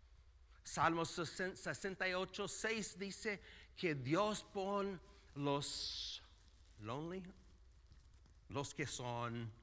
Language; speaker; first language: Spanish; non-native, fluent; English